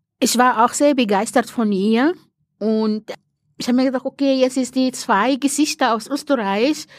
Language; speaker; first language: German; non-native, fluent; Arabic